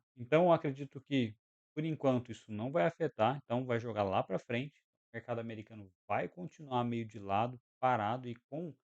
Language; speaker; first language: Portuguese; native; Portuguese